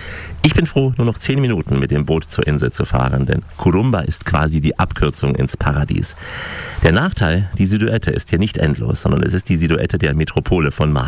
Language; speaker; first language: German; native; German